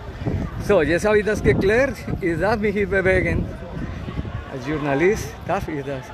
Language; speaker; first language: German; non-native, fluent; Spanish